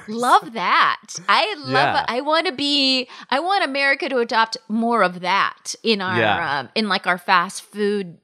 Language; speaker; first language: English; native; English